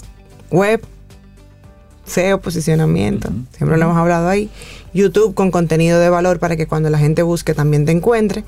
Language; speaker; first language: Spanish; native; Spanish